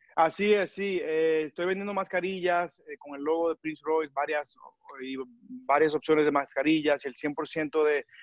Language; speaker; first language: Spanish; early bilingual, heritage; Spanish